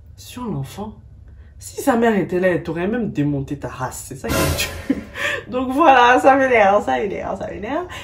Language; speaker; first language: French; native; French